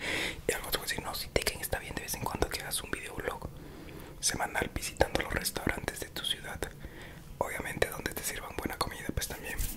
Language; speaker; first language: Spanish; native; Spanish